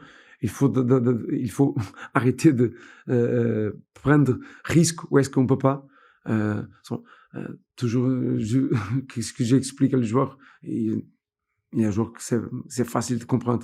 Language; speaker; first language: French; non-native, fluent; Portuguese